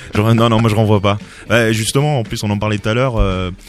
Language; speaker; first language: French; native; French